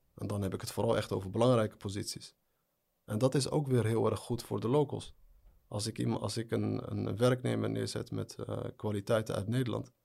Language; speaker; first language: Dutch; early bilingual, other home language; Arabic